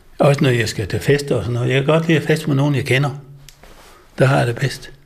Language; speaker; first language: Danish; native; Danish